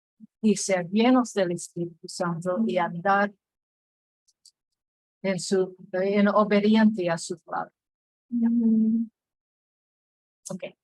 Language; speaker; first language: Spanish; non-native, fluent; English